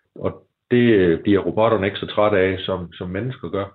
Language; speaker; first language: Danish; native; Danish